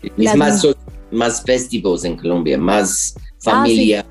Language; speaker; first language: Spanish; non-native, learner; English